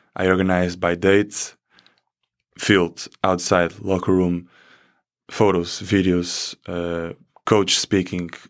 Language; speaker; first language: English; non-native, fluent; Portuguese